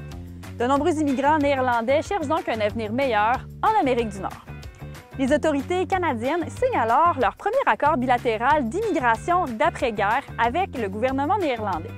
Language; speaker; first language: French; native; French